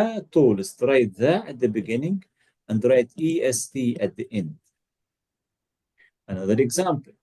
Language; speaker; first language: English; non-native, fluent; Arabic